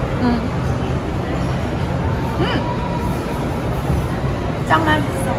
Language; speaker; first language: Korean; non-native, fluent; Romanian